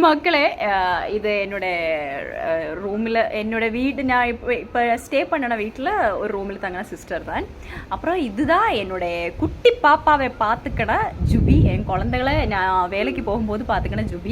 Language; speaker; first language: Tamil; non-native, learner; Malayalam